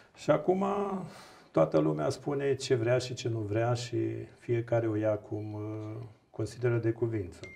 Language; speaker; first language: Romanian; native; Romanian